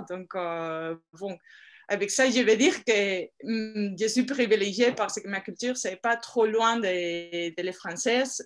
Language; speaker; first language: French; non-native, fluent; Spanish